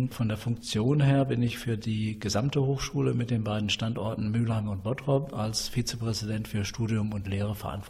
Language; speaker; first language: German; native; German